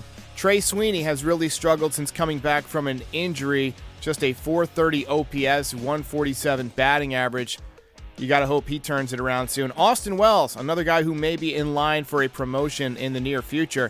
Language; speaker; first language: English; native; English